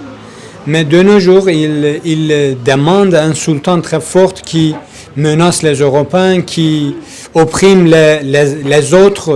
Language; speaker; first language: French; non-native, learner; Kurdish